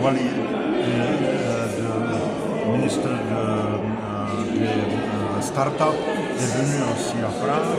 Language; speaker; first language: French; non-native, fluent; Czech